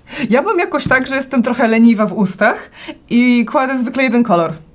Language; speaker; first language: Polish; native; Polish